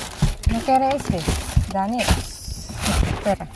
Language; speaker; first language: Spanish; non-native, learner; Filipino